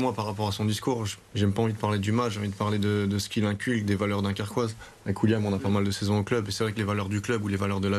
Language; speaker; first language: French; native; French